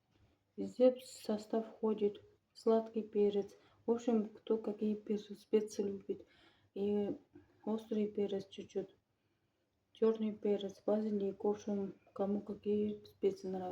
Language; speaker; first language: Russian; non-native, local second language; Kyrgyz